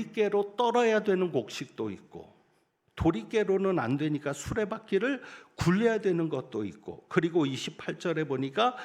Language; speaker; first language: Korean; native; Korean